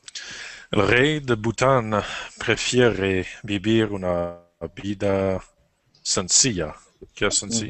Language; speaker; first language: Spanish; non-native, learner; French